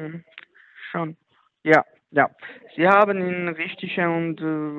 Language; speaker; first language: German; non-native, learner; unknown